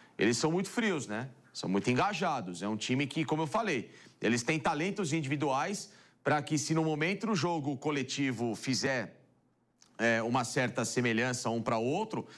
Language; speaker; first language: Portuguese; native; Portuguese